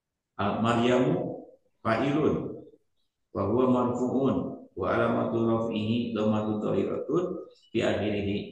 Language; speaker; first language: Arabic; non-native, learner; Indonesian